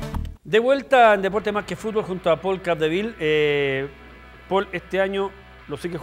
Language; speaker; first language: Spanish; native; Spanish